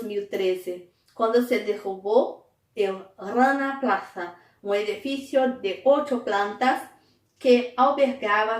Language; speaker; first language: Spanish; non-native, fluent; Portuguese